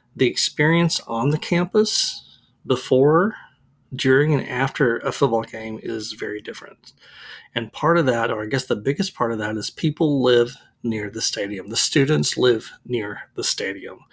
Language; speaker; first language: English; native; English